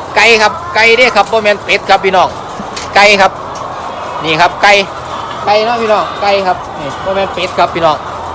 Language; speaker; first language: Thai; native; Thai